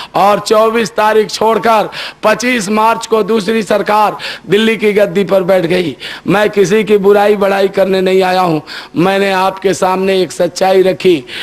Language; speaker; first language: Hindi; native; Hindi